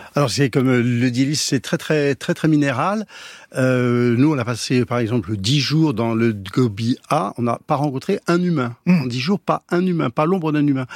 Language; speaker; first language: French; native; French